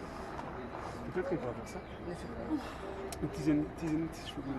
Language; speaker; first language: French; native; French